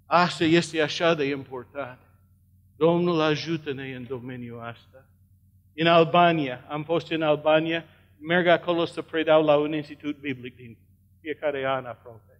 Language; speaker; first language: Romanian; non-native, learner; English